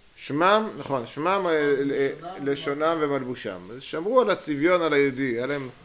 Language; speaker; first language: Hebrew; native; Hebrew